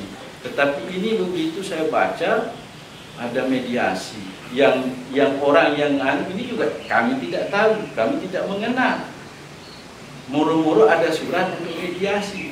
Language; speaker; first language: Indonesian; non-native, local second language; Sasak